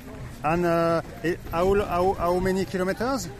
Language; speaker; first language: English; non-native, learner; French